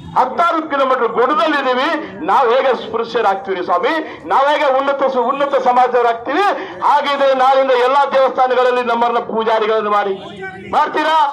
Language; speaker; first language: Kannada; non-native, local second language; Lambadi